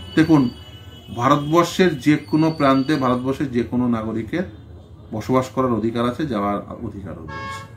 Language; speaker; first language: Bangla; native; Bangla